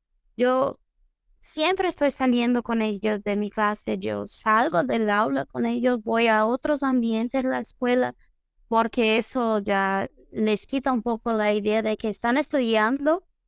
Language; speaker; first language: Spanish; non-native, fluent; Portuguese